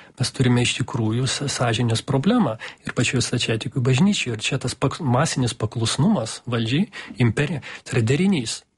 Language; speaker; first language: Lithuanian; non-native, local second language; Russian